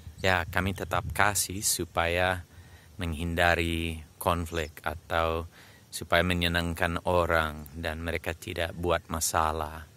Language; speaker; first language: Indonesian; non-native, fluent; English